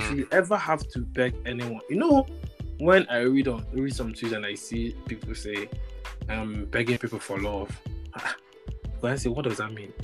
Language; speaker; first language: English; non-native, local second language; Igbo